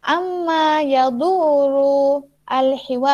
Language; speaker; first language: Arabic; non-native, fluent; Malay